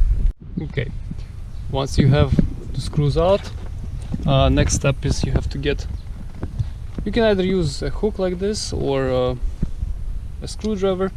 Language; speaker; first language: English; non-native, fluent; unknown